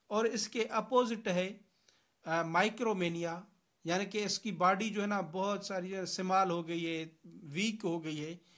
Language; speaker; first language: Urdu; non-native, local second language; Sindhi